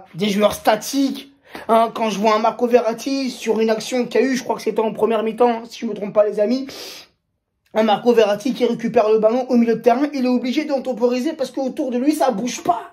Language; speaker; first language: French; native; French